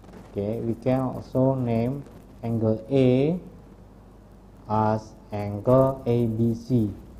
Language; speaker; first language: English; non-native, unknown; Indonesian